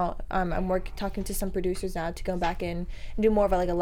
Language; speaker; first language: English; early bilingual, other home language; Spanish